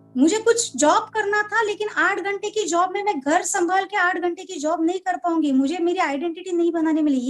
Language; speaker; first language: Hindi; non-native, local second language; Marathi